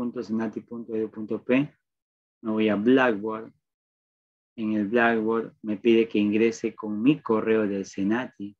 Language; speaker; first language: Spanish; native; Spanish